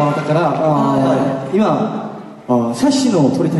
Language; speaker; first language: Japanese; non-native, learner; Korean